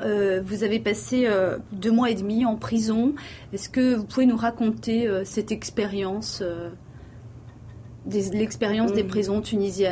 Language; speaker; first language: French; native; French